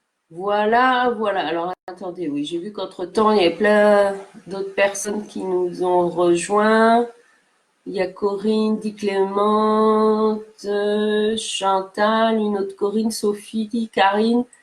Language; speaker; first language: French; native; French